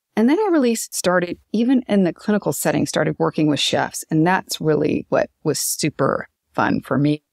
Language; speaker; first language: English; native; English